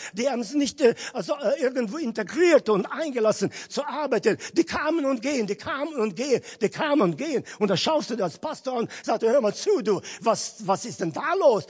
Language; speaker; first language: German; non-native, fluent; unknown